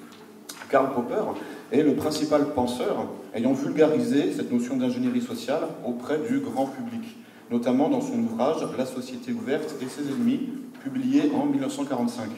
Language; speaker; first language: French; native; French